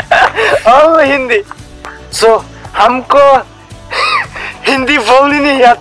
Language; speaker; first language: Hindi; non-native, learner; Bangla